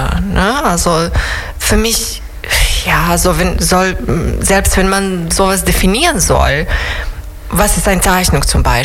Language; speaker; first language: German; non-native, fluent; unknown